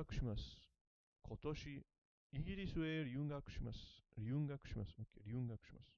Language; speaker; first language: Japanese; non-native, learner; English